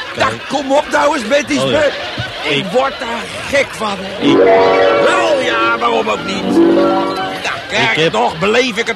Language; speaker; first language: Dutch; native; Dutch